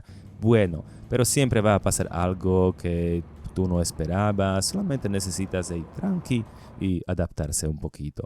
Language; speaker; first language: Spanish; non-native, learner; Slovak